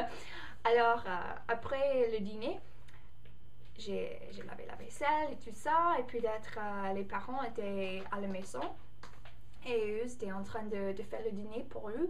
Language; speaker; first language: French; non-native, learner; English